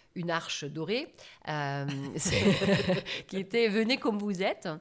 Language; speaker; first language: French; non-native, fluent; German